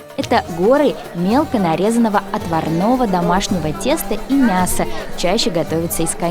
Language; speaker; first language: Russian; native; Russian